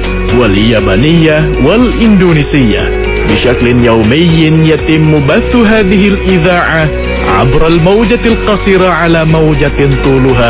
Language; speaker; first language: Arabic; non-native, fluent; Indonesian